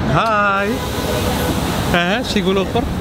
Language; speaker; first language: Arabic; native; Arabic